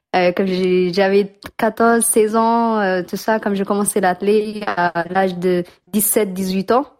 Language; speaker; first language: French; non-native, learner; Tigrinya